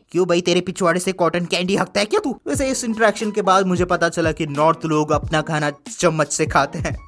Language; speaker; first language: Hindi; non-native, local second language; Kannada